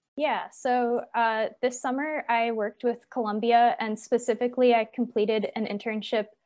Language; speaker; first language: English; native; English